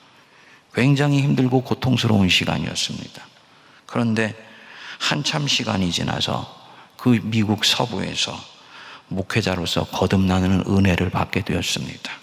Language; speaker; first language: Korean; native; Korean